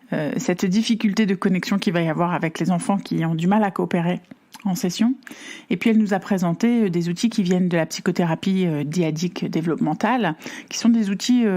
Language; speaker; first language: French; native; French